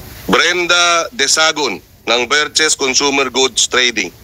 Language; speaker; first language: Filipino; native; Filipino